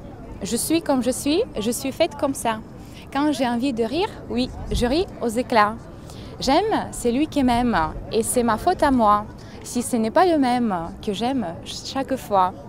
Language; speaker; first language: French; non-native, fluent; Russian